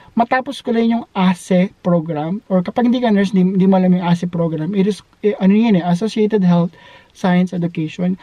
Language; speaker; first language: English; non-native, local second language; Filipino